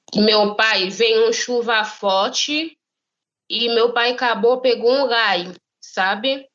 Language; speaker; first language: Portuguese; non-native, learner; Haitian Creole